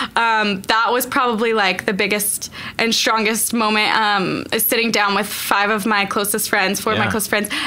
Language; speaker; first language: English; native; English